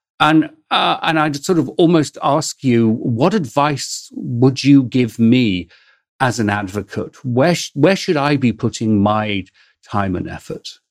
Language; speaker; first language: English; native; English